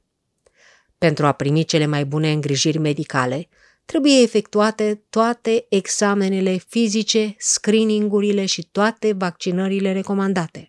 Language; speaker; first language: Romanian; native; Romanian